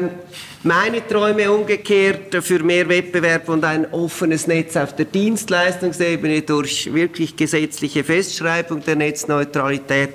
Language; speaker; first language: German; native; German